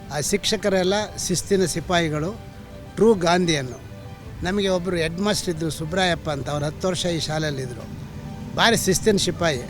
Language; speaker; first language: Kannada; native; Kannada